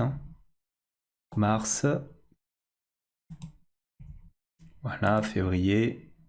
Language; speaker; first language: French; native; French